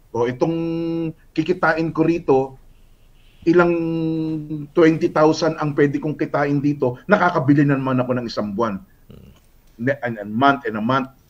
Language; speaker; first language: Filipino; native; Filipino